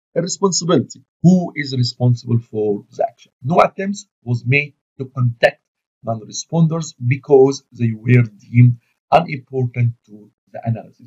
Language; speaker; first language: English; non-native, fluent; Arabic